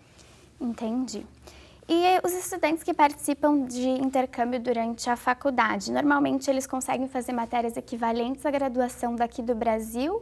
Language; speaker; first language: Portuguese; native; Portuguese